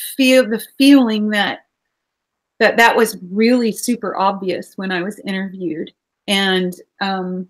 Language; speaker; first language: English; native; English